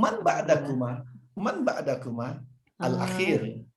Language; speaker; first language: Arabic; non-native, fluent; Indonesian